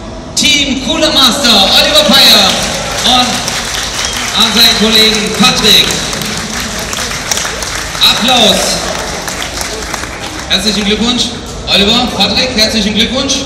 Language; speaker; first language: German; native; German